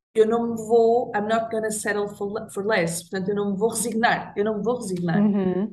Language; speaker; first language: Portuguese; native; Portuguese